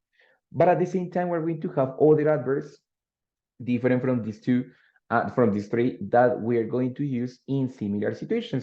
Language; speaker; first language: English; non-native, fluent; Spanish